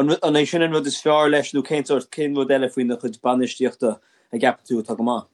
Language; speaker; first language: Irish; non-native, local second language; English